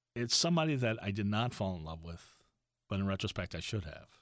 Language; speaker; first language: English; native; English